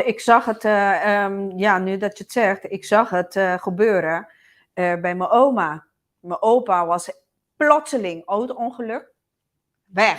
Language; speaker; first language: Dutch; non-native, local second language; Papiamento